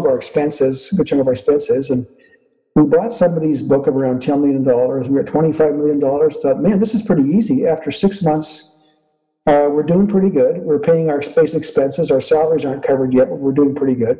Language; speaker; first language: English; native; English